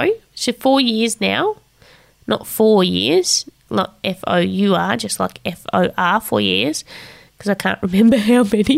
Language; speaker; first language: English; native; English